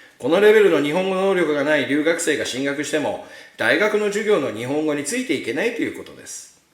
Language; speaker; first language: Japanese; native; Japanese